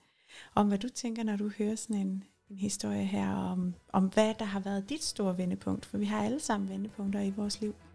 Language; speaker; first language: Danish; native; Danish